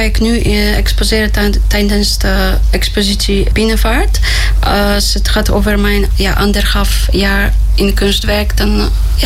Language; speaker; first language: Dutch; non-native, fluent; Polish